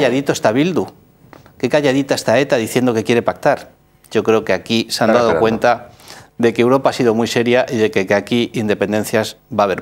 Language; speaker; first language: Spanish; native; Spanish